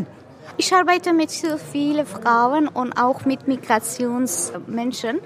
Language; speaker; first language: German; non-native, learner; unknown